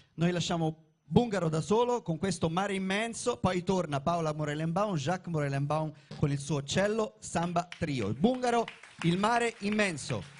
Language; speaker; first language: Italian; native; Italian